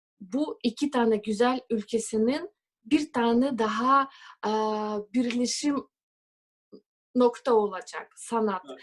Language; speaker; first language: Turkish; non-native, fluent; Russian